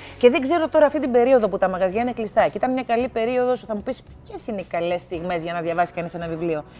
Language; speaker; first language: Greek; native; Greek